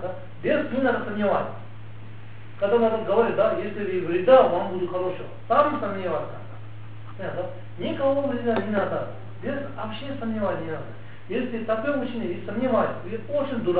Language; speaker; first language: Russian; non-native, learner; Tibetan